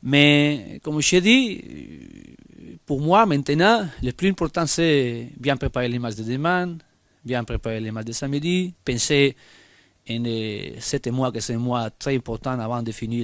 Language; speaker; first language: French; non-native, fluent; Spanish